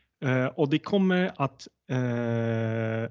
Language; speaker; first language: Swedish; non-native, fluent; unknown